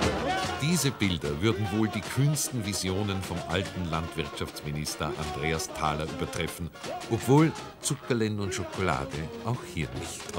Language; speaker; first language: German; native; German